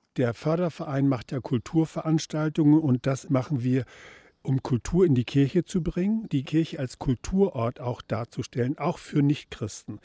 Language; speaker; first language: German; native; German